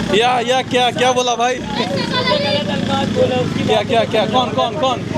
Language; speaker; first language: Hindi; non-native, learner; Bangla